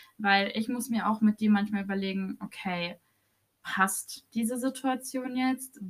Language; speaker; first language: German; early bilingual, other home language; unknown